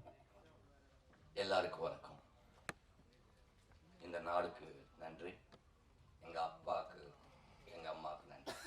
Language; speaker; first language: Tamil; non-native, learner; Telugu